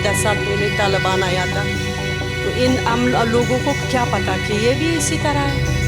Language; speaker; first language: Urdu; non-native, learner; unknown